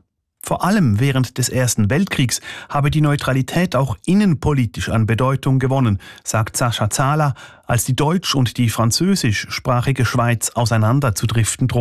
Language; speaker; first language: German; native; German